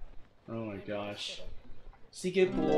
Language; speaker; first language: Filipino; non-native, learner; English